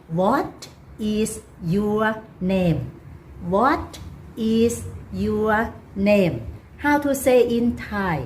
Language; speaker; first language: English; non-native, learner; Thai